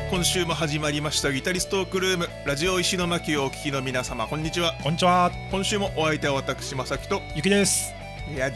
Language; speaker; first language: Japanese; native; Japanese